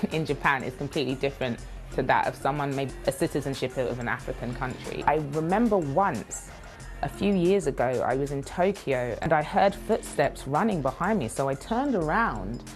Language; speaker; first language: English; native; English